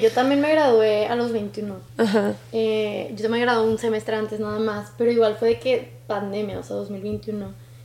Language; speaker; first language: Spanish; native; Spanish